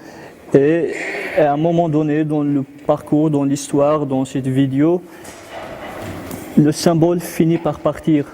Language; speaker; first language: French; non-native, local second language; Kabyle